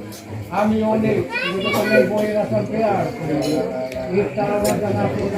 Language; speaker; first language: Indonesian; non-native, local second language; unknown